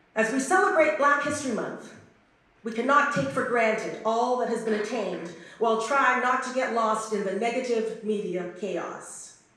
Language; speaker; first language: English; native; English